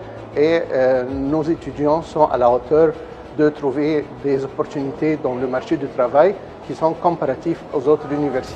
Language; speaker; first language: French; non-native, fluent; Arabic